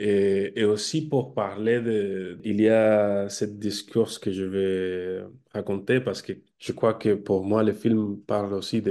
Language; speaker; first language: French; non-native, fluent; Spanish